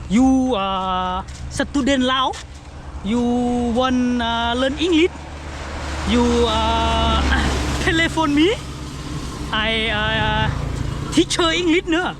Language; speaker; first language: English; non-native, learner; Hmong